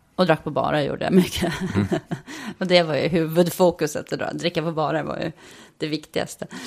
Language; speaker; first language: Swedish; native; Swedish